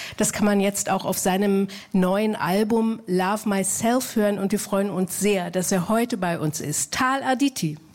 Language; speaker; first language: German; native; German